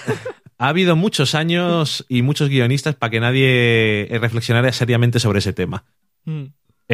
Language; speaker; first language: Spanish; native; Spanish